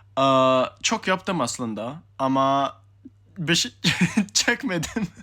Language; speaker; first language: Turkish; early bilingual, heritage; Turkish